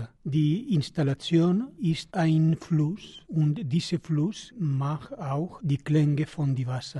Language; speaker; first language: German; non-native, learner; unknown